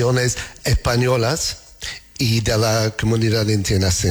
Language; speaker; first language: Spanish; non-native, learner; English